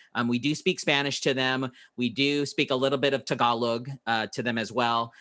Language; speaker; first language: English; early bilingual, other home language; Filipino